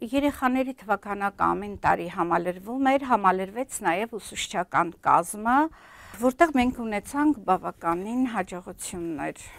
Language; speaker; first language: Armenian; native; Armenian